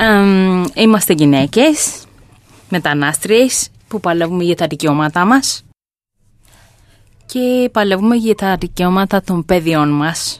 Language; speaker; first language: Greek; non-native, fluent; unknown